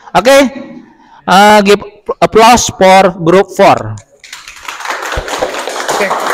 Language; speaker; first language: English; non-native, local second language; Indonesian